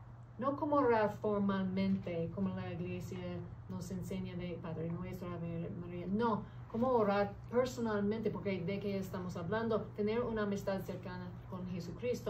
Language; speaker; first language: Spanish; early bilingual, heritage; English